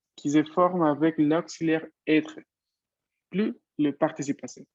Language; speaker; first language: French; non-native, fluent; Spanish